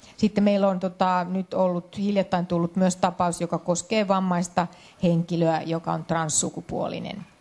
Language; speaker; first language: Finnish; native; Finnish